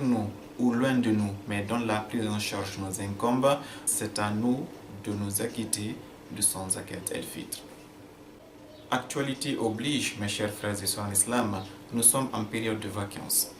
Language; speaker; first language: French; non-native, local second language; Fula